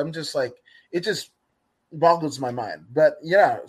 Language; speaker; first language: English; native; English